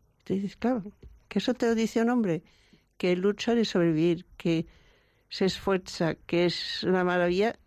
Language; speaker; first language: Spanish; non-native, fluent; German